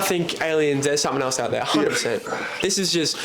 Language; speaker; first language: English; native; English